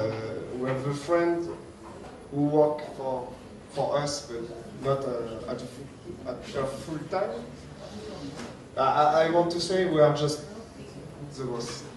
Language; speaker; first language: English; non-native, learner; French